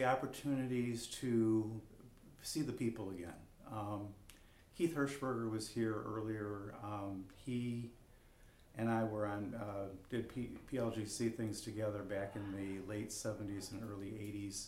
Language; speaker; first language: English; native; English